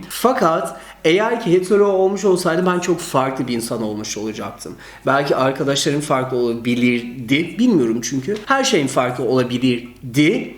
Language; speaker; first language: Turkish; early bilingual, heritage; Turkish